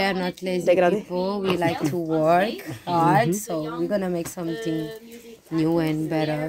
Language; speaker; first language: English; non-native, learner; Portuguese